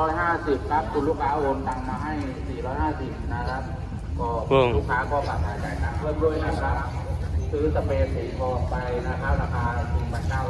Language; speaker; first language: Thai; native; Thai